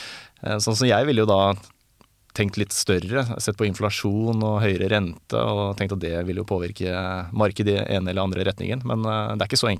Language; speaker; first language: Norwegian; native; Norwegian